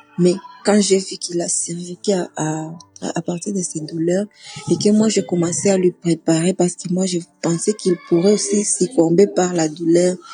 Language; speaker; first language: French; non-native, local second language; Swahili